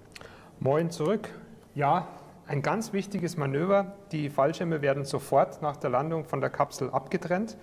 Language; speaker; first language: German; native; German